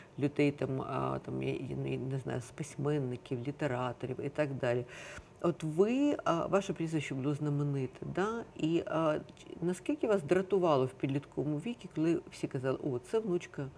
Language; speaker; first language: Ukrainian; native; Ukrainian